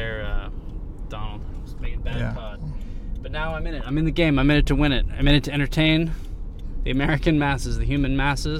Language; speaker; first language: English; native; English